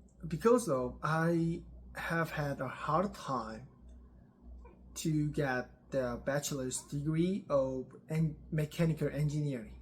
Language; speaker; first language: English; non-native, learner; Korean